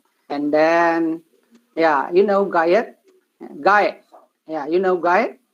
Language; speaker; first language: English; non-native, learner; Indonesian